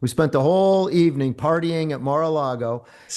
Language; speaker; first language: English; native; English